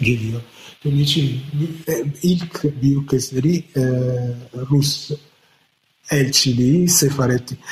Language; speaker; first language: Turkish; non-native, fluent; Italian